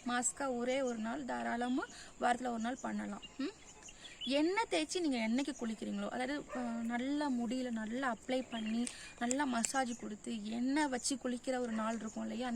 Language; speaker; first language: Tamil; non-native, local second language; Malayalam